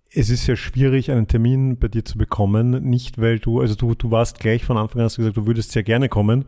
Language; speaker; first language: German; native; German